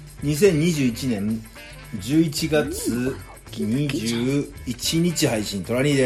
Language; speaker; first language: Japanese; native; Japanese